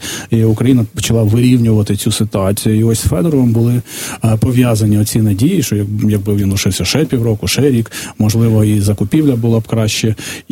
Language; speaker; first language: Ukrainian; native; Ukrainian